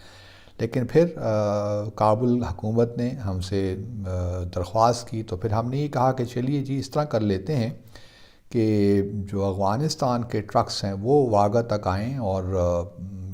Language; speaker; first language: Urdu; native; Urdu